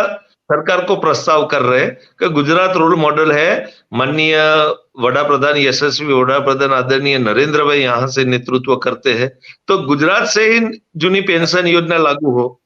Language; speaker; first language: Hindi; non-native, local second language; Gujarati